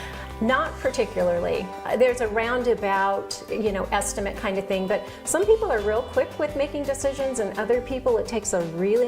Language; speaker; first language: English; native; English